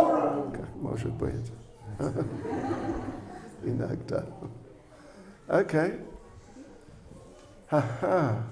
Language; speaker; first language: Russian; non-native, learner; English